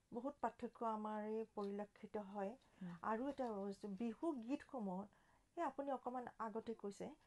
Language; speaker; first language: Assamese; native; Assamese